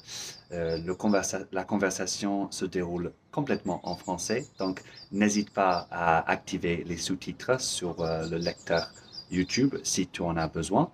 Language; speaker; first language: French; non-native, fluent; English